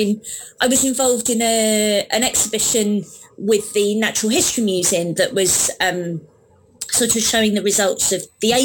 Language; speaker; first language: English; native; English